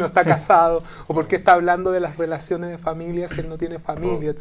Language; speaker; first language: Spanish; native; Spanish